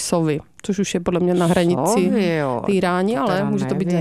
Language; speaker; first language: Czech; native; Czech